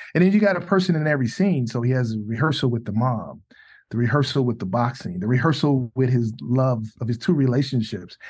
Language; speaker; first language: English; native; English